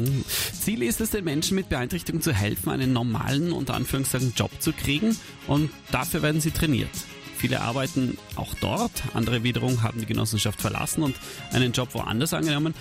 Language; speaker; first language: German; native; German